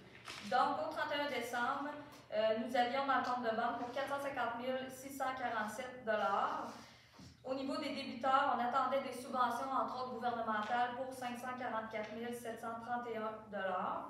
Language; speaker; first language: French; native; French